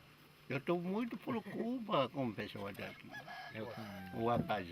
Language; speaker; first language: Portuguese; non-native, local second language; Kayapó